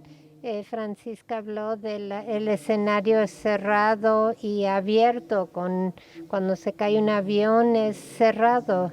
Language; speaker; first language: Spanish; non-native, fluent; German